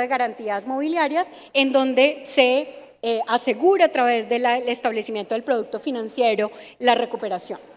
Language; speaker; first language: Spanish; native; Spanish